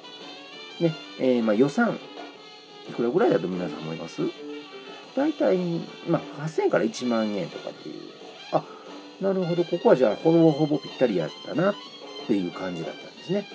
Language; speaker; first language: Japanese; native; Japanese